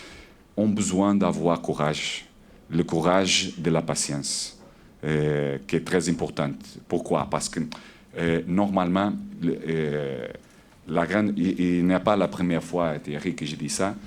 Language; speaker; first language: French; non-native, learner; Portuguese